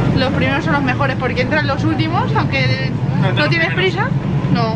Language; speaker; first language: Spanish; native; Spanish